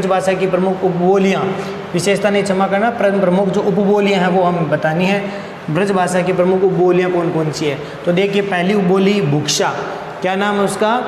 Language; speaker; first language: Hindi; native; Hindi